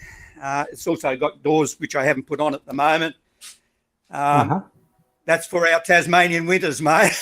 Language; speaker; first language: English; native; English